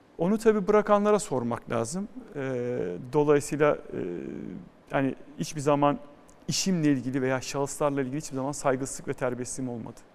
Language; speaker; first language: Turkish; native; Turkish